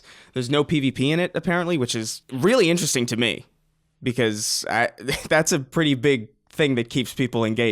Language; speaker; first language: English; native; English